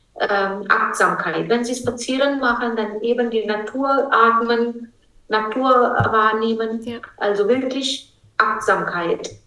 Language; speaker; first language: German; non-native, fluent; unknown